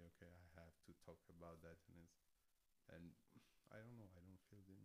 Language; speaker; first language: English; non-native, fluent; French